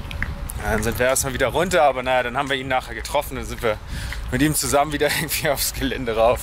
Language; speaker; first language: German; native; German